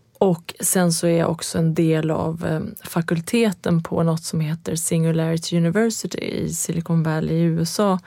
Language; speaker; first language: Swedish; early bilingual, other home language; Persian